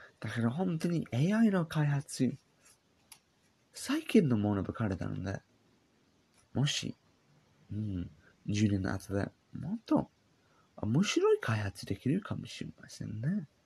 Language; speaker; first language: Japanese; non-native, learner; English